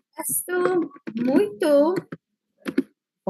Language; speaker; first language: Portuguese; non-native, fluent; English